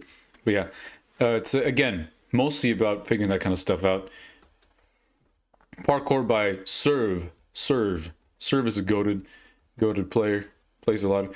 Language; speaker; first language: English; native; English